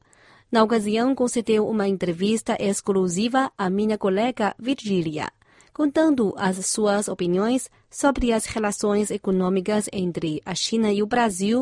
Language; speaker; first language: Portuguese; non-native, fluent; Chinese